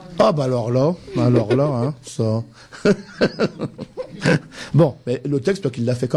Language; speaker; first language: French; native; French